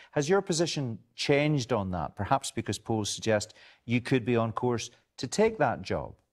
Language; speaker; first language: English; native; English